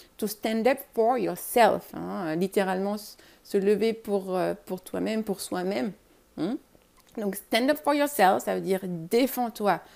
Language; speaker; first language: French; native; French